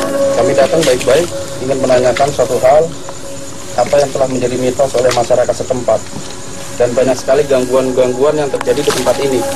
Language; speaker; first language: Indonesian; native; Indonesian